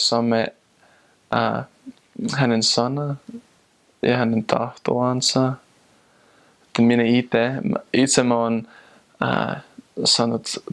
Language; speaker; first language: Finnish; non-native, fluent; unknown